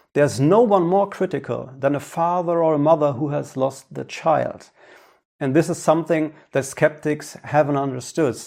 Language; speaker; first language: English; non-native, fluent; German